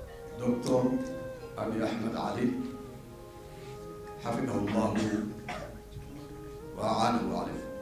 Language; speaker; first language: Arabic; non-native, fluent; Amharic